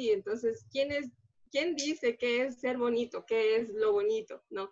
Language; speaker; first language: Spanish; early bilingual, other home language; Portuguese